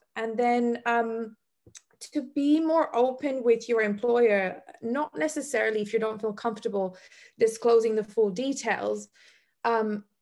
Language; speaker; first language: English; non-native, fluent; Bosnian